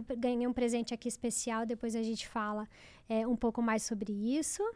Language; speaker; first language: Portuguese; native; Portuguese